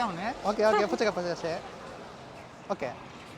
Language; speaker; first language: Polish; non-native, learner; Japanese